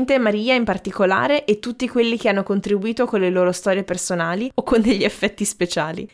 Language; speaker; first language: Italian; native; Italian